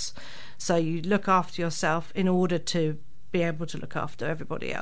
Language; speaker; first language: English; native; English